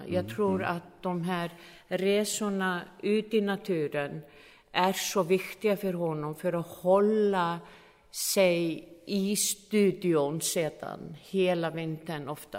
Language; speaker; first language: Swedish; non-native, fluent; Icelandic